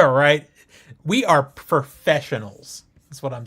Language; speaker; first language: English; native; English